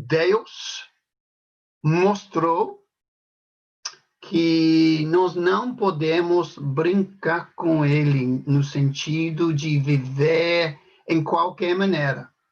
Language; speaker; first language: Portuguese; non-native, fluent; English